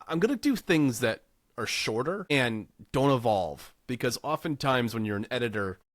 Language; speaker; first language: English; native; English